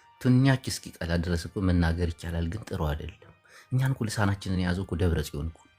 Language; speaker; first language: Amharic; non-native, local second language; Tigrinya